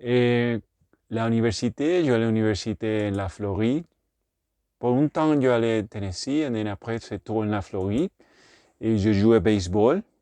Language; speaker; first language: French; non-native, learner; Spanish